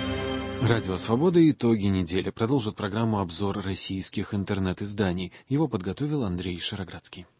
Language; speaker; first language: Russian; native; Russian